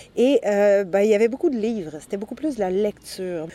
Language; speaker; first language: French; native; French